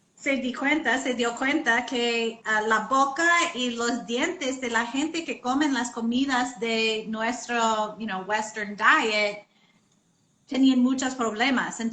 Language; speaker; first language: Spanish; non-native, learner; English